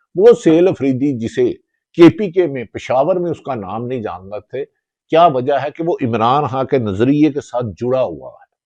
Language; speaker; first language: Urdu; non-native, local second language; Punjabi